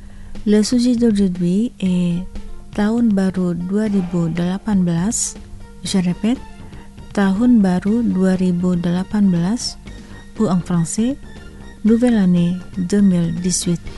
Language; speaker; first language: French; non-native, fluent; Indonesian